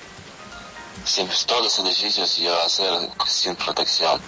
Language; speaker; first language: Spanish; non-native, learner; Russian